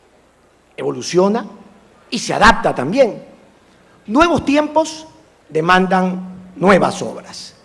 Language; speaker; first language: Spanish; native; Spanish